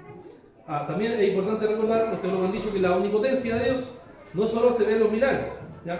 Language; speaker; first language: Spanish; native; Spanish